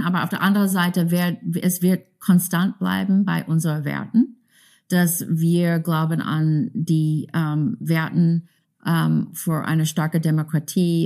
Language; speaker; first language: German; non-native, fluent; English